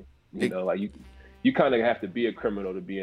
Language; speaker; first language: English; native; English